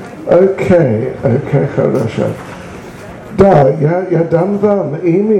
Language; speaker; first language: Russian; non-native, learner; English